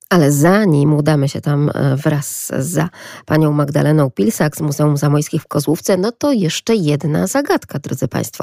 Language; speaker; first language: Polish; native; Polish